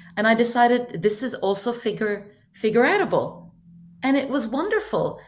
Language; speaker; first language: English; non-native, fluent; Norwegian